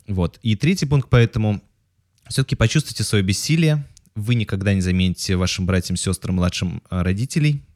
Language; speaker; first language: Russian; native; Russian